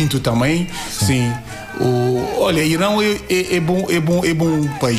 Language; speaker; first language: Portuguese; non-native, learner; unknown